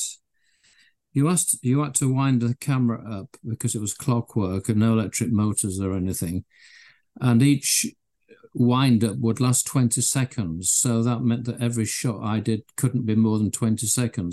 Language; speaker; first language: English; native; English